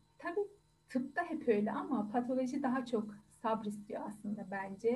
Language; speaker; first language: Turkish; non-native, fluent; Persian